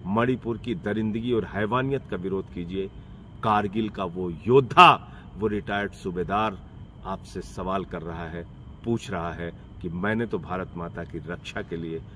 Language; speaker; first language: Hindi; native; Hindi